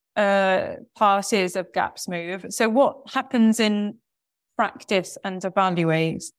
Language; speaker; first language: English; native; English